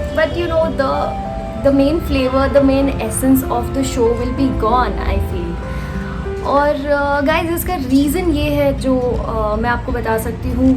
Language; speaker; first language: Hindi; native; Hindi